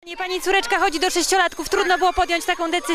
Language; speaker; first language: Polish; native; Polish